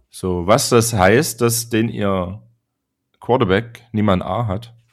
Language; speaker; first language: German; native; German